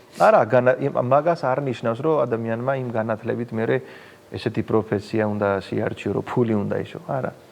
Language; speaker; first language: Georgian; non-native, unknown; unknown